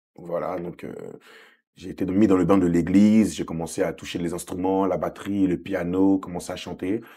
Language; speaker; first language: French; early bilingual, other home language; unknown